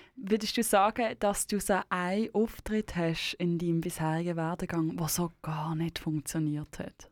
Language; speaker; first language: German; native; German